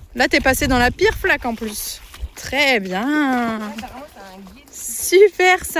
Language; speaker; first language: French; native; French